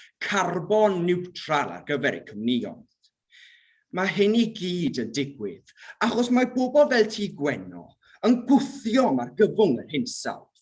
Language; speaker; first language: Welsh; native; Welsh